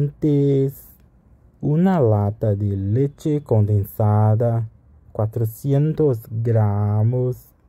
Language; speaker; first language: Portuguese; non-native, learner; Spanish